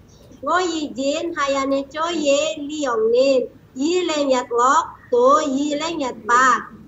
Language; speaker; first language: Cantonese; non-native, learner; Indonesian